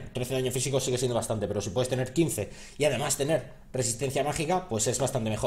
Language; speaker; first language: Spanish; native; Spanish